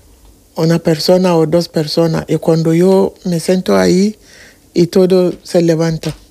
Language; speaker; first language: Spanish; non-native, learner; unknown